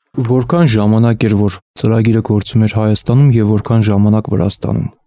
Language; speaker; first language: Armenian; native; Armenian